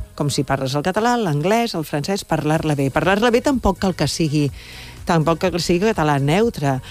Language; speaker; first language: Catalan; native; Catalan